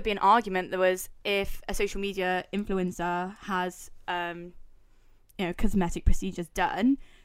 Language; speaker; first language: English; native; English